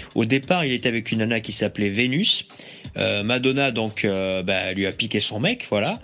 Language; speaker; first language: French; native; French